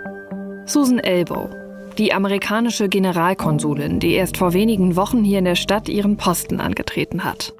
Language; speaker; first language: German; native; German